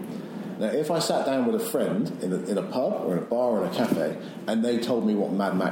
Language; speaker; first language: English; native; English